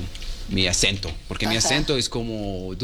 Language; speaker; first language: Spanish; non-native, learner; Arabic